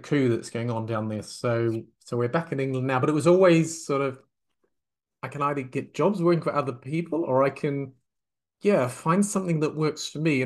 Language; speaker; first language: English; native; English